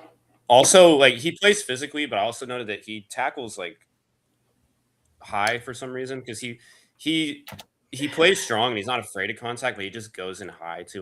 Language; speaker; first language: English; native; English